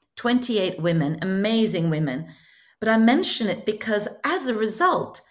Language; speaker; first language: English; non-native, fluent; Norwegian